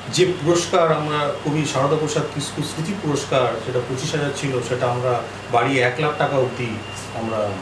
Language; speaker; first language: Bangla; non-native, local second language; Santali